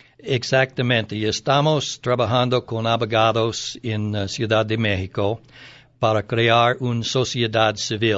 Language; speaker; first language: Spanish; non-native, learner; English